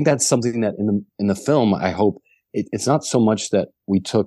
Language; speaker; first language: English; native; English